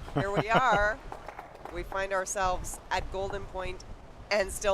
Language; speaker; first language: English; native; English